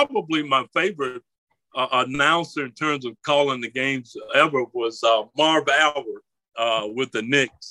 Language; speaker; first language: English; native; English